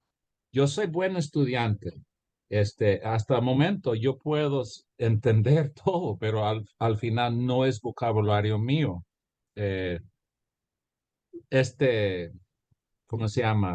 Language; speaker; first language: Spanish; early bilingual, heritage; Spanish